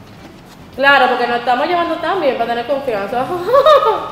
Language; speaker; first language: Spanish; native; Spanish